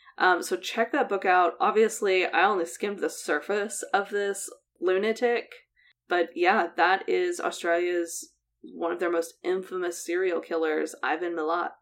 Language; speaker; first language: English; native; English